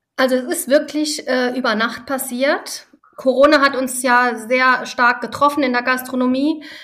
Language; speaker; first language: German; early bilingual, other home language; Italian